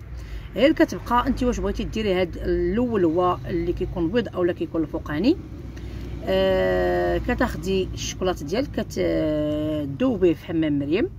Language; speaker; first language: Arabic; native; Arabic